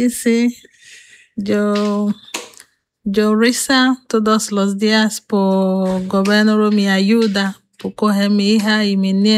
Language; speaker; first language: Spanish; non-native, learner; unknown